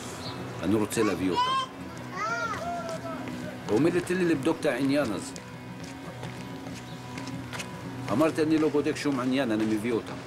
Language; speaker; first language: Hebrew; non-native, fluent; Arabic